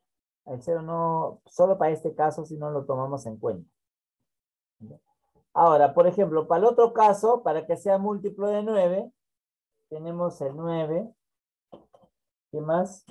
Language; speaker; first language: Spanish; native; Spanish